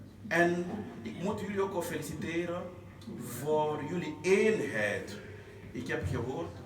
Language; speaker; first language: Dutch; non-native, fluent; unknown